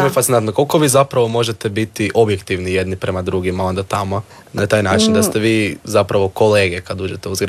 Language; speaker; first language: Serbian; native; Serbian